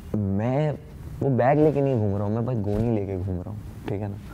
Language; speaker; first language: Hindi; non-native, local second language; Gujarati